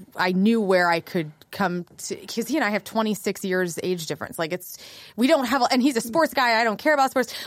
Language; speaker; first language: English; native; English